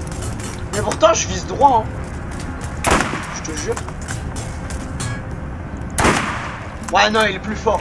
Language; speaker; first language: French; native; French